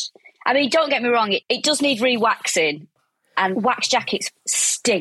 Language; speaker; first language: English; native; English